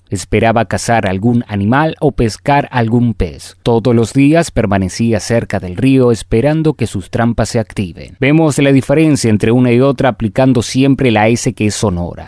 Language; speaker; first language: Spanish; native; Spanish